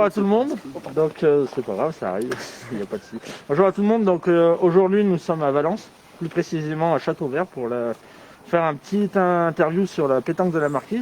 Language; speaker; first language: French; native; French